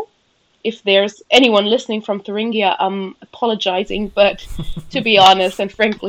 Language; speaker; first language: English; non-native, fluent; German